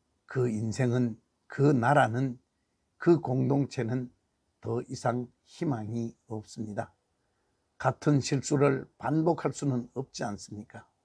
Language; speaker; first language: Korean; native; Korean